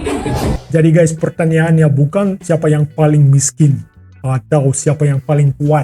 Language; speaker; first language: Indonesian; non-native, fluent; Russian